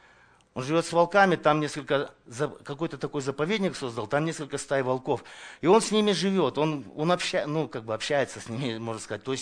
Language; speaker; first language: Russian; native; Russian